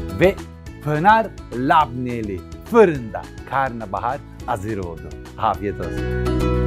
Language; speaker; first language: Turkish; non-native, fluent; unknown